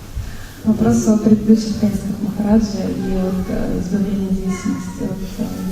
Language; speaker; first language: Russian; native; Russian